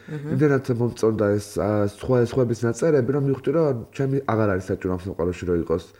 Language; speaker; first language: Georgian; native; Georgian